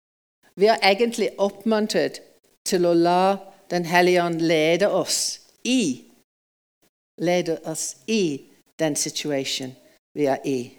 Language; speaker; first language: Norwegian; non-native, fluent; English